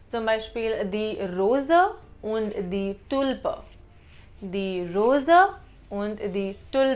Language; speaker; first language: German; non-native, fluent; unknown